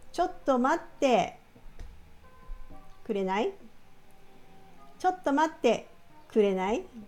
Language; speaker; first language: Japanese; native; Japanese